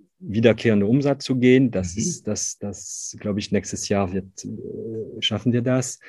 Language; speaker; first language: German; non-native, fluent; French